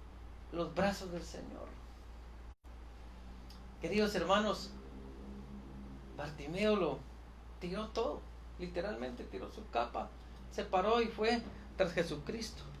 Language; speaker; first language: Spanish; native; Spanish